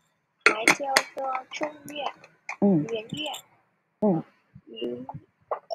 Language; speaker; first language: Chinese; non-native, learner; Vietnamese